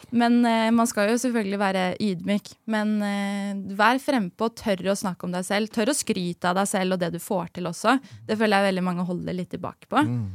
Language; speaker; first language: Norwegian; native; Norwegian